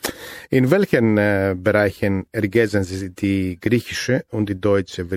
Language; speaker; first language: German; non-native, fluent; Greek